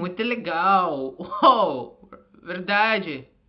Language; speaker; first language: Portuguese; non-native, learner; Azerbaijani